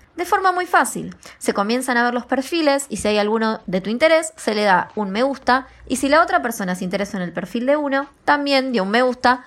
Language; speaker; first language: Spanish; native; Spanish